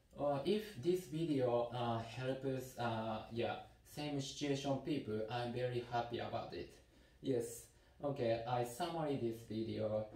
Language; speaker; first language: English; non-native, learner; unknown